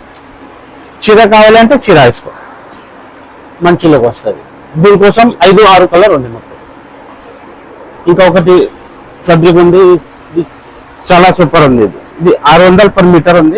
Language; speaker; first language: Telugu; non-native, local second language; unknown